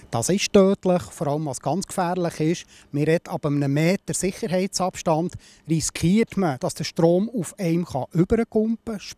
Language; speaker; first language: German; native; German